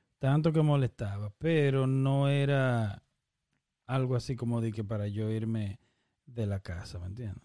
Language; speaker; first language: Spanish; early bilingual, heritage; Spanish